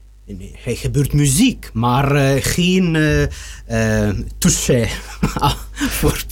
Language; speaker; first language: Dutch; non-native, learner; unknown